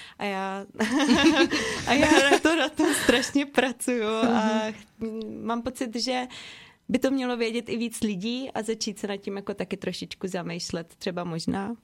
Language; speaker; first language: Czech; native; Czech